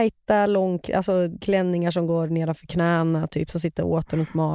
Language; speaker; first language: Swedish; native; Swedish